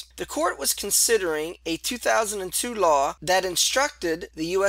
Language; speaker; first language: English; native; English